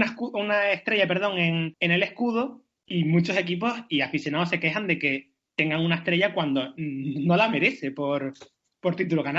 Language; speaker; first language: Spanish; native; Spanish